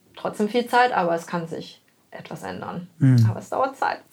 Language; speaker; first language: German; native; German